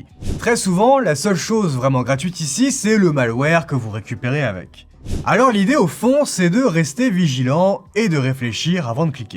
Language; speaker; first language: French; native; French